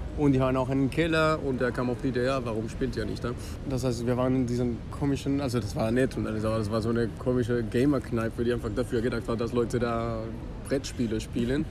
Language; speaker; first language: German; non-native, fluent; Spanish